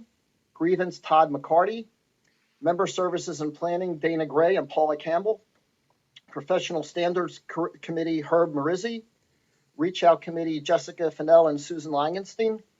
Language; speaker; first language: English; native; English